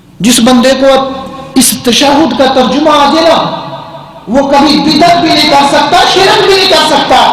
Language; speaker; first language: Urdu; non-native, local second language; Punjabi